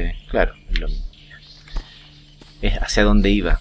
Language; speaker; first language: Spanish; native; Spanish